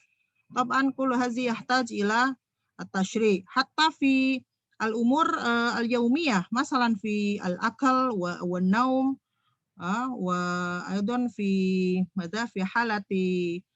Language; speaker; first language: Arabic; non-native, fluent; Indonesian